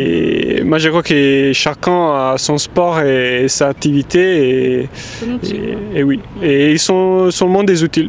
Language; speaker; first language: French; non-native, fluent; Italian